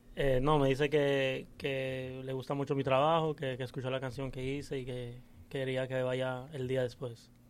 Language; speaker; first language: Spanish; early bilingual, heritage; English